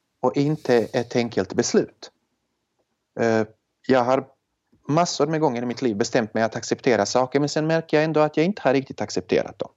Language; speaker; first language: Swedish; non-native, fluent; Serbian